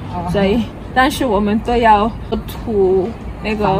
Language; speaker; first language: Chinese; non-native, fluent; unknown